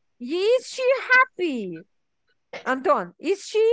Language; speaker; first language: English; non-native, fluent; Ukrainian